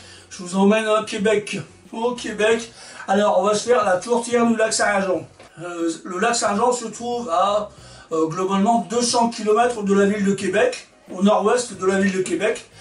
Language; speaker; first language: French; native; French